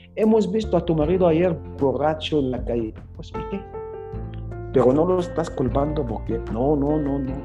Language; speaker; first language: Spanish; non-native, fluent; Arabic